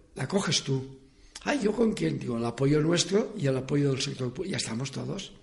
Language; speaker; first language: Spanish; non-native, local second language; Catalan